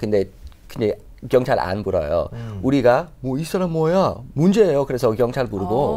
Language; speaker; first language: Korean; non-native, fluent; English